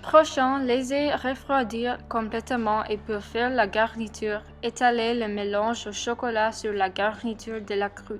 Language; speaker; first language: French; non-native, learner; English